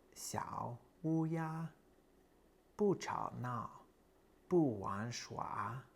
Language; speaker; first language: Chinese; non-native, learner; English